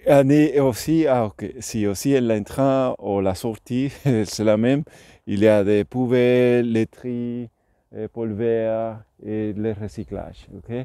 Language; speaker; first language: French; non-native, learner; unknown